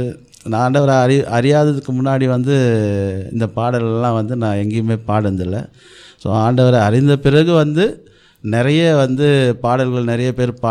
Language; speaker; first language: Tamil; native; Tamil